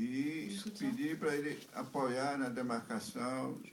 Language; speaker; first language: Portuguese; non-native, local second language; Kayapó